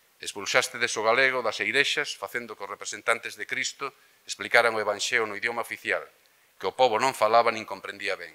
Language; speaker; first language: Galician; native; Galician